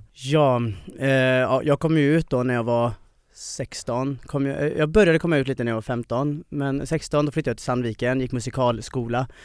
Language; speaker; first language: Swedish; early bilingual, other home language; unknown